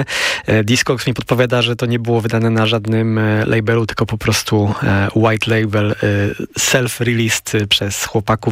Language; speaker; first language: Polish; native; Polish